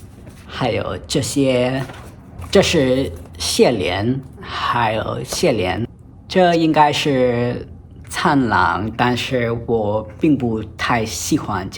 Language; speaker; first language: Chinese; non-native, fluent; English